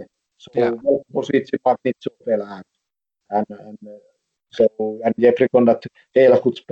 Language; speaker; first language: Dutch; non-native, fluent; Finnish